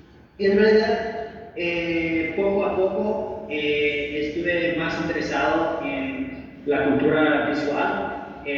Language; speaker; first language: Spanish; non-native, fluent; English